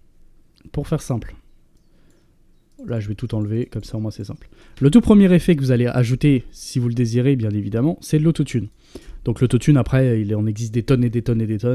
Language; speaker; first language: French; native; French